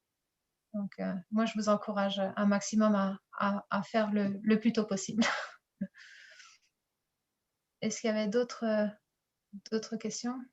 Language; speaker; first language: French; native; French